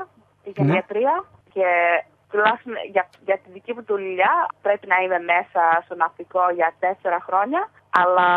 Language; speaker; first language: Greek; early bilingual, heritage; Greek